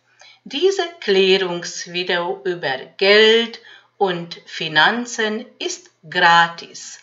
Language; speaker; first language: German; non-native, fluent; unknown